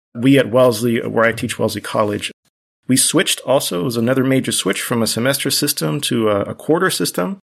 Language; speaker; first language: English; early bilingual, other home language; Spanish